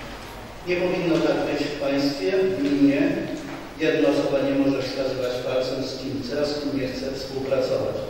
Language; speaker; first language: Polish; native; Polish